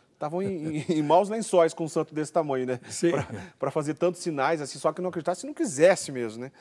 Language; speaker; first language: Portuguese; native; Portuguese